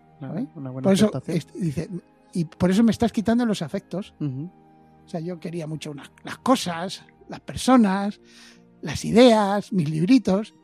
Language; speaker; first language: Spanish; native; Spanish